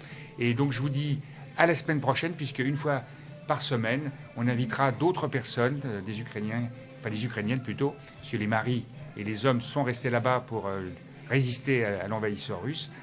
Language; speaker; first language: French; native; French